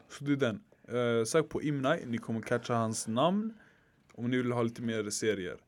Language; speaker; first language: Swedish; early bilingual, other home language; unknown